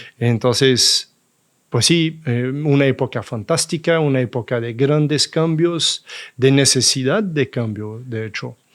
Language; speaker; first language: Spanish; non-native, fluent; French